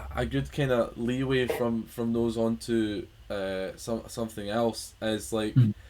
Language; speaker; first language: English; native; English